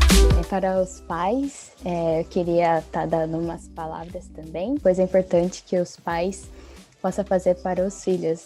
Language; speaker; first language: Portuguese; early bilingual, heritage; Portuguese